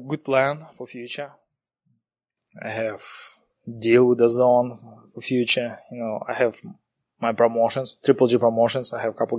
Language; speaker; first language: English; non-native, learner; Kazakh